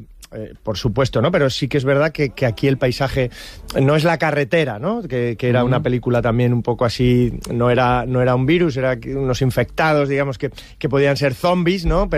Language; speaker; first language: Spanish; native; Spanish